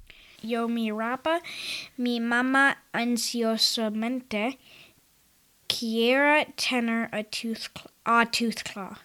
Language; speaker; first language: Spanish; non-native, learner; English